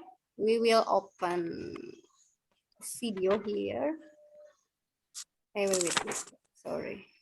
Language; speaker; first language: English; non-native, learner; Indonesian